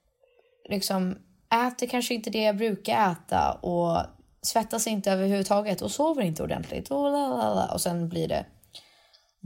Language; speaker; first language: Swedish; native; Swedish